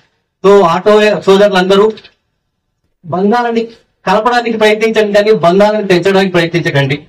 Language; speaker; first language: Telugu; native; Telugu